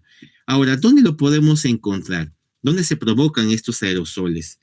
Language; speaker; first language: Spanish; native; Spanish